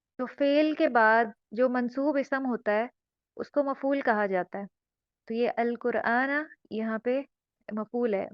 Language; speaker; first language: Urdu; native; Urdu